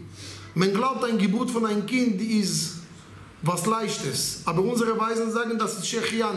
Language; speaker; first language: German; non-native, learner; Hebrew